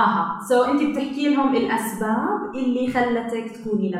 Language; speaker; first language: Arabic; native; Arabic